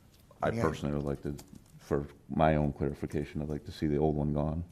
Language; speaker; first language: English; native; English